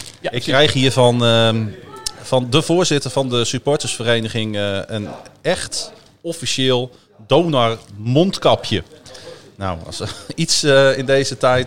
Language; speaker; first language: Dutch; native; Dutch